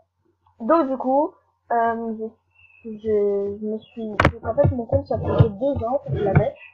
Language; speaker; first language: French; native; French